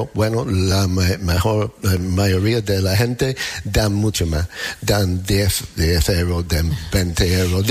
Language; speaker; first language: Spanish; non-native, learner; English